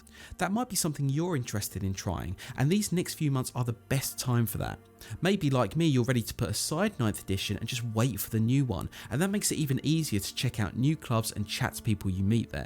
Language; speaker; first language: English; native; English